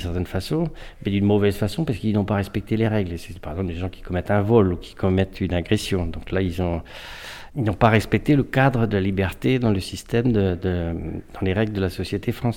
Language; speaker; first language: French; native; French